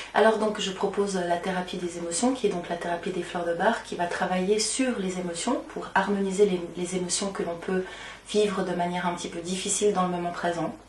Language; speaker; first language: French; native; French